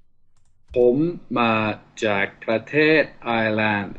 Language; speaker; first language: Thai; non-native, learner; English